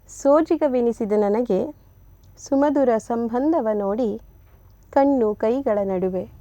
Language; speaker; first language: Kannada; native; Kannada